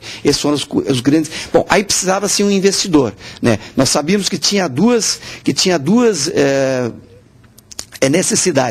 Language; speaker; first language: Portuguese; native; Portuguese